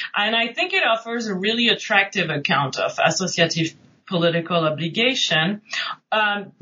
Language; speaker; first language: English; non-native, fluent; French